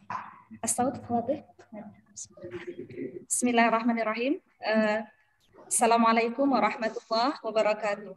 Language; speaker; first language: Arabic; non-native, fluent; Indonesian